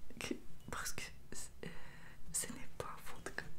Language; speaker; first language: French; non-native, learner; Russian